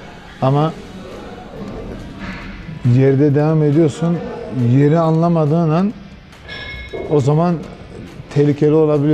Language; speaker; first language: Turkish; early bilingual, heritage; Turkish